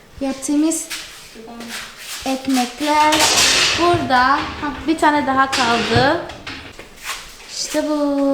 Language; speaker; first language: Turkish; non-native, fluent; Portuguese